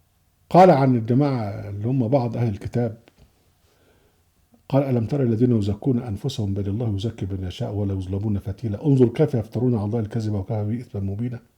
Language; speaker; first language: Arabic; native; Arabic